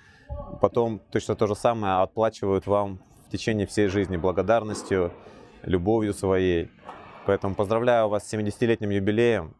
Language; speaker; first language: Russian; native; Russian